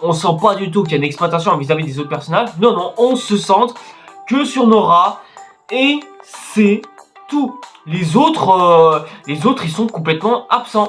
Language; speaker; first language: French; native; French